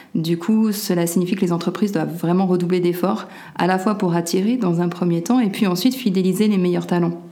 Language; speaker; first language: French; native; French